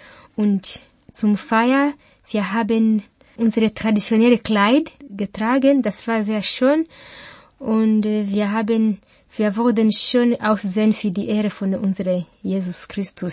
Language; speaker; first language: German; non-native, learner; Kinyarwanda